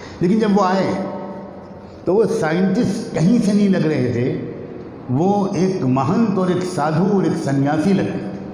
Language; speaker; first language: Urdu; native; Urdu